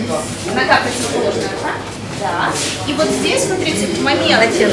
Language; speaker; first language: Russian; native; Russian